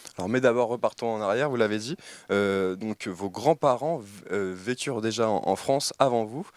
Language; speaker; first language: French; native; French